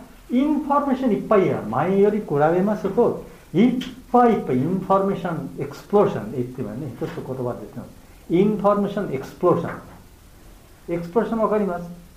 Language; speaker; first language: Japanese; non-native, learner; Bangla